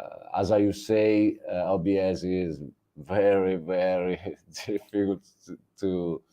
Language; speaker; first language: English; non-native, learner; Italian